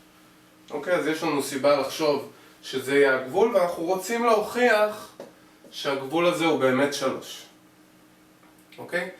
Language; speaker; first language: Hebrew; native; Hebrew